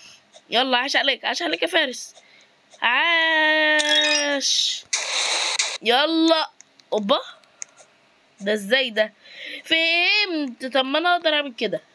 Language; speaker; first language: Arabic; native; Arabic